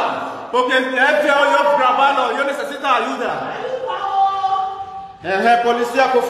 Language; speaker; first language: Spanish; non-native, learner; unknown